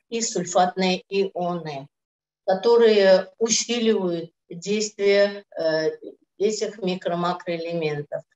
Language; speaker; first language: Russian; non-native, local second language; Azerbaijani